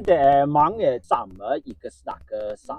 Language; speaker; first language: Norwegian; non-native, learner; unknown